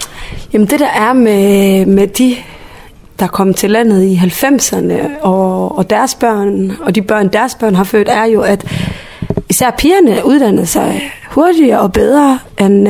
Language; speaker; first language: Danish; early bilingual, other home language; Somali